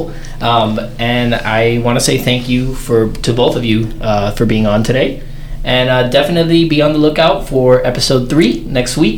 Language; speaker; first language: English; native; English